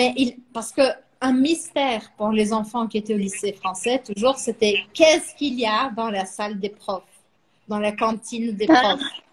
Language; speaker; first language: French; non-native, fluent; Portuguese